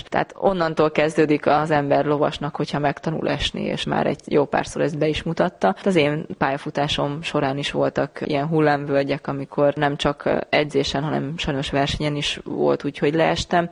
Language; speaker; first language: Hungarian; native; Hungarian